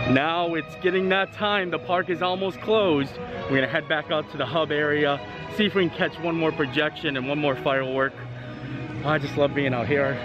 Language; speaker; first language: English; native; English